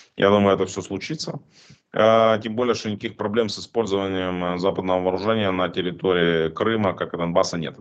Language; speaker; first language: Russian; non-native, local second language; Ukrainian